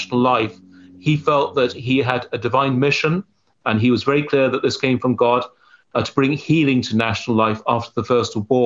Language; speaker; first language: English; native; English